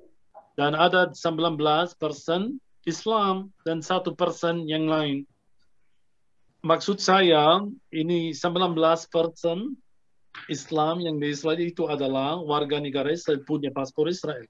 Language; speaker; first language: Indonesian; non-native, fluent; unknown